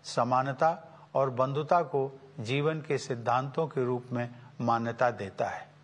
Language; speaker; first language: Hindi; native; Hindi